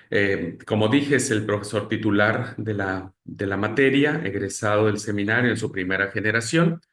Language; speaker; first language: Spanish; native; Spanish